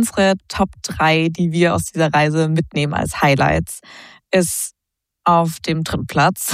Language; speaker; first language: German; native; German